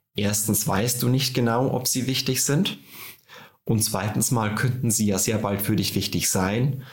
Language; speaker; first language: German; native; German